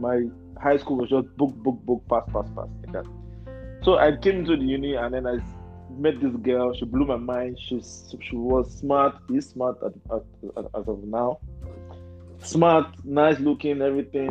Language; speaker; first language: English; non-native, local second language; Yoruba